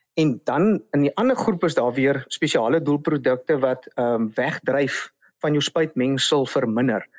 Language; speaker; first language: Afrikaans; native; Afrikaans